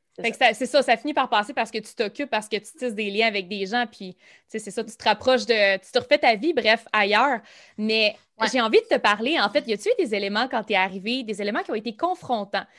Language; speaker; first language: French; native; French